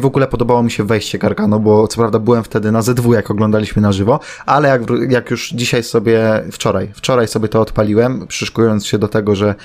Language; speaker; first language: Polish; native; Polish